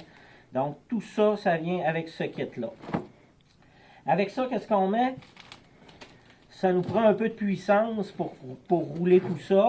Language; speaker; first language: French; native; French